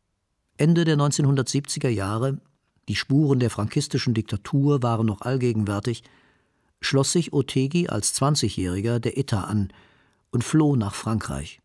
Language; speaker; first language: German; native; German